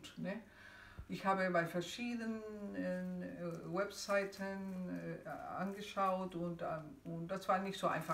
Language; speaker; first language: German; non-native, fluent; Spanish